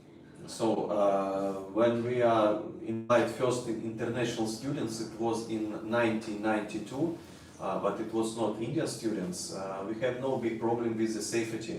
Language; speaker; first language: English; non-native, learner; Russian